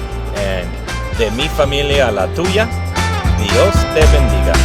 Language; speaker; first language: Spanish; non-native, learner; English